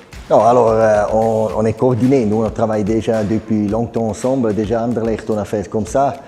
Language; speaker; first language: French; non-native, fluent; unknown